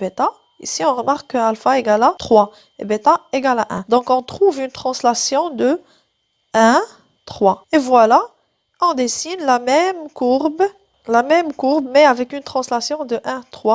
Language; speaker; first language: French; non-native, local second language; Arabic